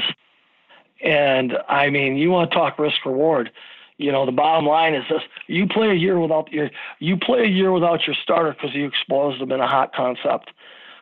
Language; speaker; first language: English; native; English